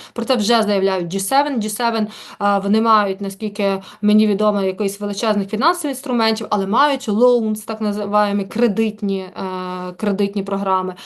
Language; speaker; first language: Ukrainian; native; Ukrainian